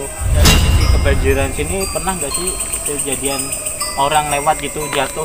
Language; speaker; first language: Indonesian; native; Indonesian